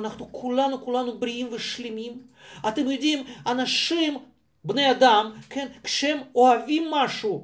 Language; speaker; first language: Hebrew; non-native, fluent; Russian